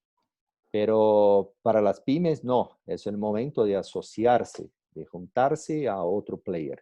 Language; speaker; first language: Spanish; non-native, fluent; Portuguese